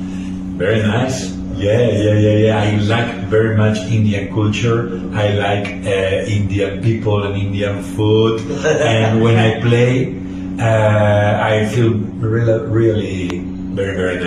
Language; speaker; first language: English; non-native, learner; Spanish